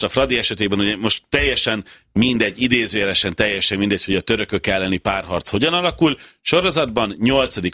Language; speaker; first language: Hungarian; native; Hungarian